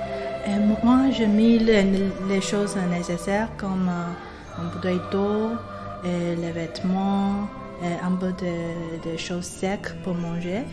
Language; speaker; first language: French; non-native, fluent; Chinese